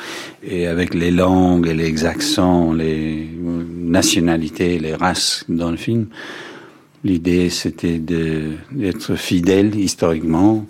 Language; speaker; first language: French; non-native, fluent; English